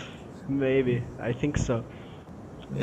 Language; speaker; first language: English; non-native, fluent; Portuguese